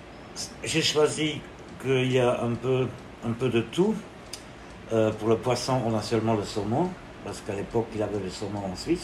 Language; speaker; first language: French; non-native, local second language; German